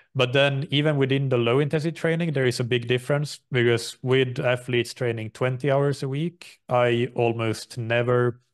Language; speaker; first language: English; non-native, fluent; Finnish